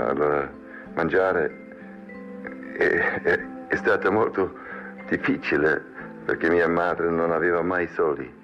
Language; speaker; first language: Italian; non-native, fluent; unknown